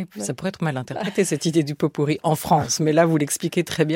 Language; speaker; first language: French; native; French